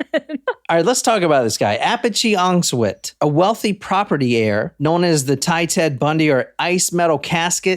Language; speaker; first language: English; native; English